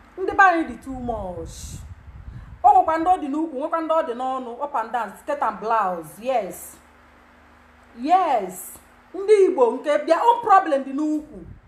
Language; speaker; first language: Nigerian Pidgin; non-native, local second language; Igbo